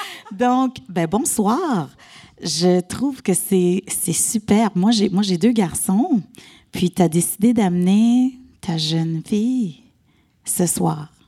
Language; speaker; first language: French; native; French